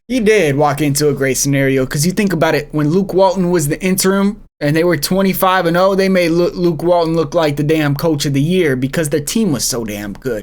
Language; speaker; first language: English; native; English